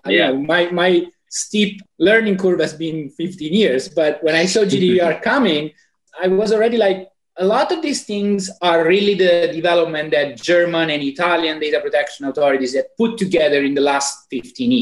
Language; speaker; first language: English; non-native, fluent; Italian